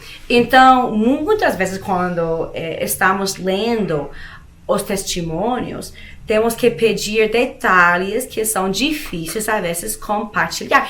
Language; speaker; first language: Portuguese; non-native, fluent; Spanish